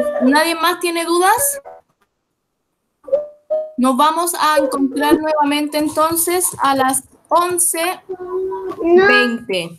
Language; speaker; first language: Spanish; native; Spanish